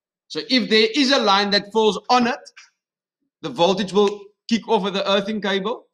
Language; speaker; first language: English; non-native, local second language; Afrikaans